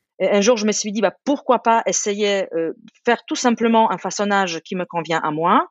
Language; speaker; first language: French; non-native, fluent; Polish